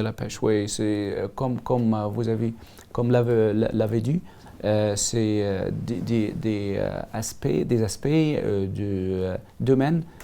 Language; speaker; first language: French; non-native, learner; Arabic